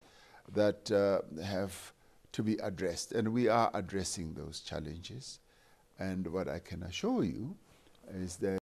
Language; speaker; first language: English; non-native, local second language; Venda